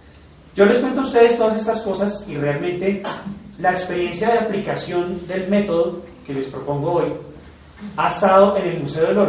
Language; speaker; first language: Spanish; native; Spanish